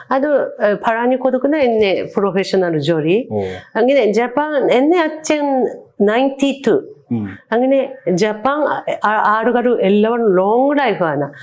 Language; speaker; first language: Malayalam; non-native, learner; Japanese